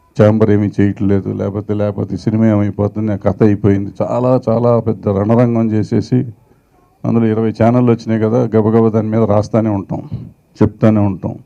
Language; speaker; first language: Telugu; native; Telugu